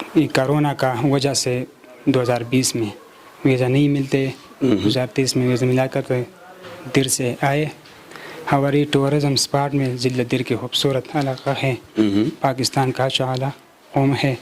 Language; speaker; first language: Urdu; non-native, local second language; Pashto